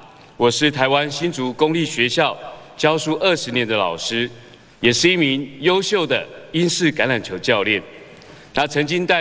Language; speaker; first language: Chinese; native; Chinese